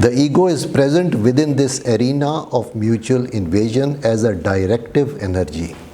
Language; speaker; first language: English; non-native, local second language; Urdu